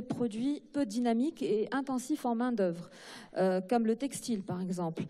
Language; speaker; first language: French; non-native, local second language; Arabic